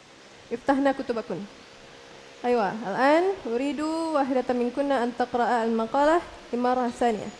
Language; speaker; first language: Arabic; non-native, learner; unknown